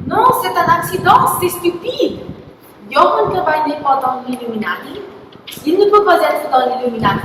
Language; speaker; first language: French; non-native, learner; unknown